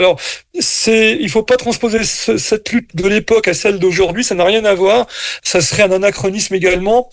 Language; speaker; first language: French; native; French